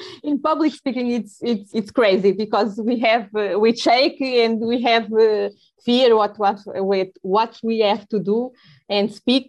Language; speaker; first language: English; non-native, learner; Portuguese